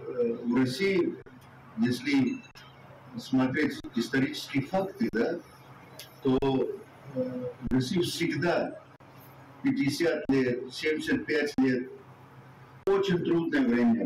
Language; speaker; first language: Russian; non-native, fluent; Urdu